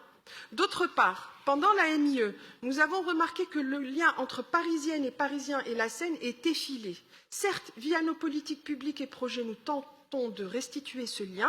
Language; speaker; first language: French; native; French